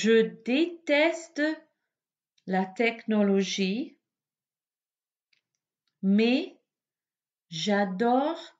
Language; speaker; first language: French; non-native, fluent; English